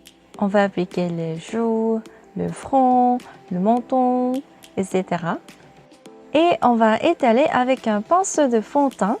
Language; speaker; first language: French; non-native, learner; Korean